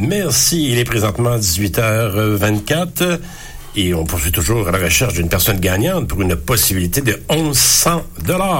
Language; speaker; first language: French; native; French